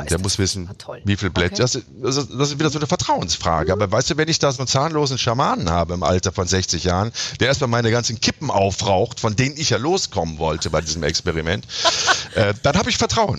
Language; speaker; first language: German; native; German